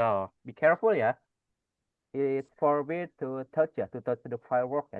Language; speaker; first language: English; non-native, fluent; Indonesian